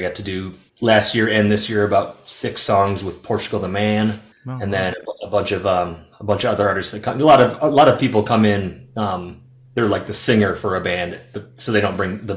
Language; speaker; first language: English; native; English